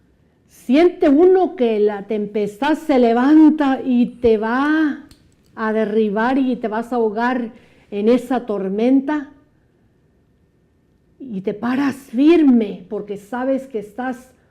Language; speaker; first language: Spanish; native; Spanish